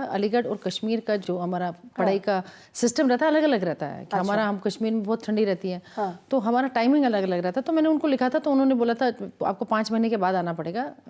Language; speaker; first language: Hindi; non-native, local second language; Kashmiri